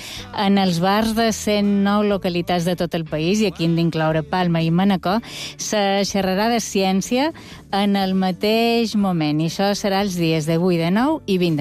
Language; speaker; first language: Catalan; native; Catalan